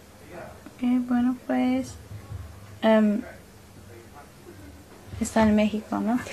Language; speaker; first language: Spanish; non-native, learner; English